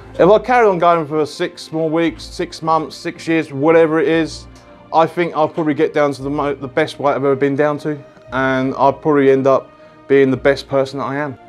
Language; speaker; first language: English; native; English